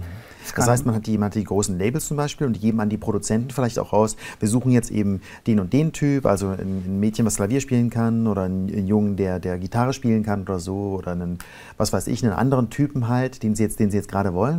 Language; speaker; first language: German; native; German